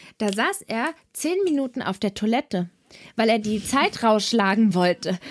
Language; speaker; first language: German; early bilingual, other home language; Serbian